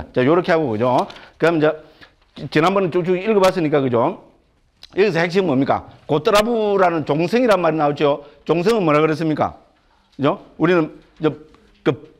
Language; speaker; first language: Korean; native; Korean